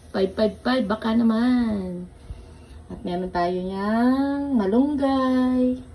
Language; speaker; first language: Filipino; non-native, local second language; Cebuano